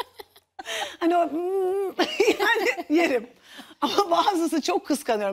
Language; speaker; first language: Turkish; native; Turkish